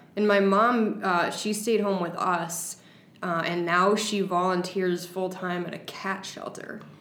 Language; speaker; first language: English; native; English